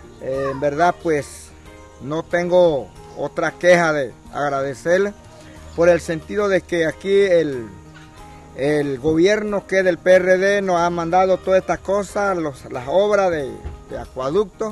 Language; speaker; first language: Spanish; non-native, local second language; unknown